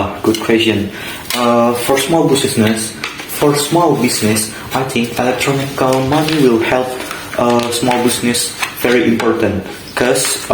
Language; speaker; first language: English; non-native, learner; Indonesian